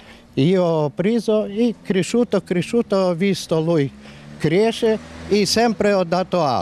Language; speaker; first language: Italian; non-native, learner; Romanian